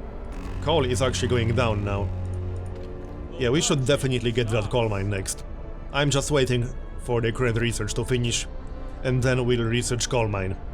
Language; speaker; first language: English; native; English